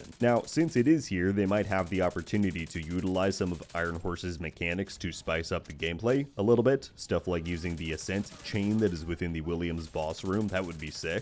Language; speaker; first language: English; native; English